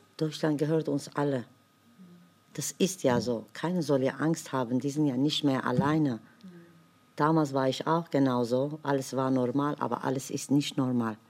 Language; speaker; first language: German; non-native, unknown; Kurdish